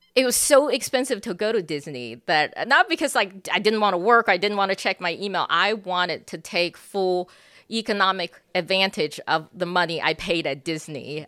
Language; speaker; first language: English; early bilingual, other home language; Chinese